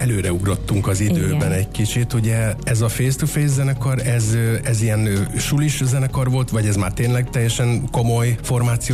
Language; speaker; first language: Hungarian; native; Hungarian